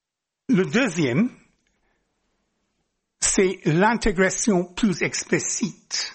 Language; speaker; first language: French; non-native, fluent; English